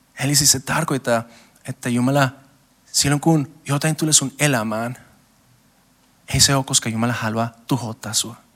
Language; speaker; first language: Finnish; non-native, learner; Spanish